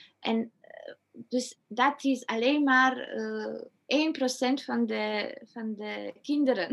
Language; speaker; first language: Dutch; non-native, fluent; Romanian